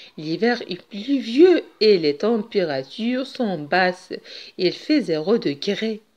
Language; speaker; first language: French; non-native, local second language; Arabic